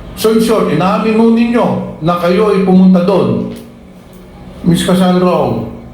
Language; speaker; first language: Filipino; native; Filipino